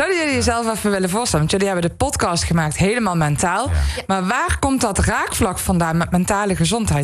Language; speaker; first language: Dutch; native; Dutch